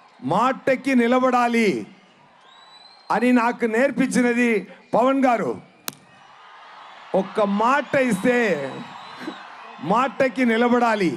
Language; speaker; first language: Telugu; non-native, learner; Tamil